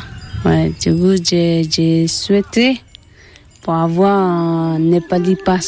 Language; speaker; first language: French; non-native, learner; Tibetan